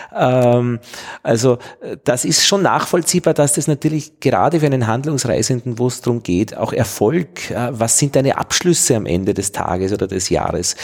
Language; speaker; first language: German; native; German